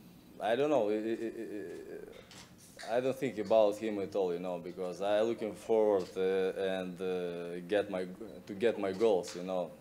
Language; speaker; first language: English; non-native, learner; Russian